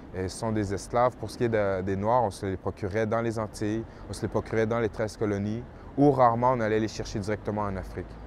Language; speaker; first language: French; native; French